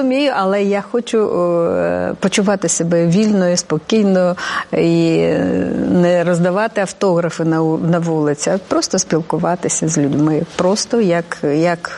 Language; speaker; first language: Ukrainian; non-native, local second language; Romanian